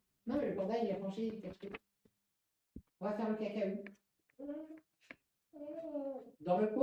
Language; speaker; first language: French; native; French